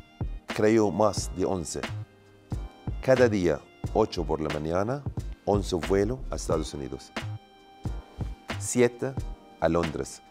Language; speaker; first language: Spanish; non-native, learner; Arabic